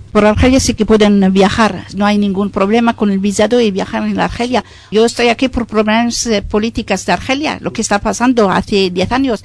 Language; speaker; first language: Spanish; non-native, fluent; Arabic